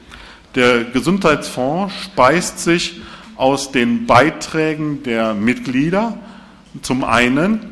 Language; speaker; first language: German; native; German